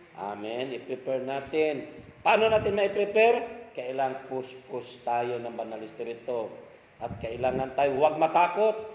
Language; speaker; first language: Filipino; non-native, local second language; Cebuano